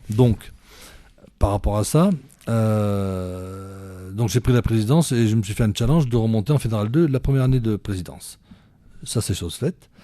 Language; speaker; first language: French; native; French